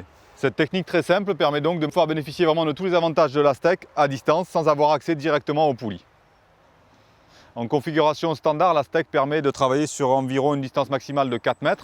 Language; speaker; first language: French; native; French